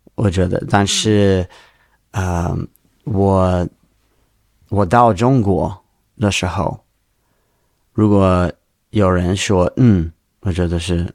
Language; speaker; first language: Chinese; non-native, learner; English